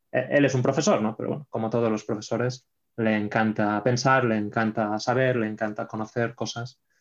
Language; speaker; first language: Spanish; non-native, local second language; Catalan